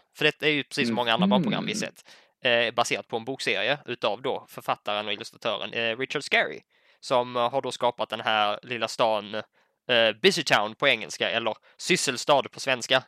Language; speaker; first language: Swedish; native; Swedish